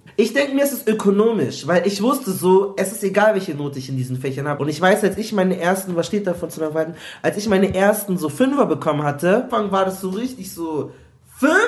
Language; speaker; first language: German; early bilingual, other home language; Igbo